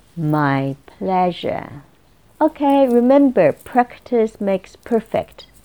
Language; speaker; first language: English; non-native, fluent; Chinese